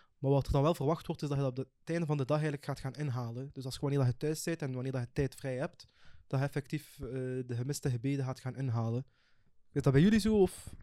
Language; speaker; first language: Dutch; early bilingual, other home language; Arabic